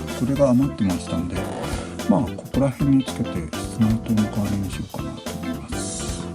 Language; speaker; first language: Japanese; native; Japanese